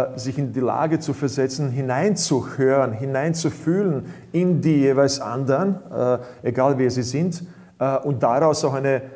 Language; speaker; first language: German; non-native, fluent; Bosnian